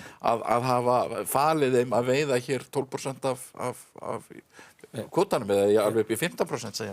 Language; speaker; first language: Icelandic; native; Icelandic